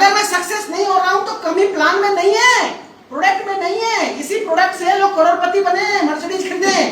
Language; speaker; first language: Hindi; non-native, local second language; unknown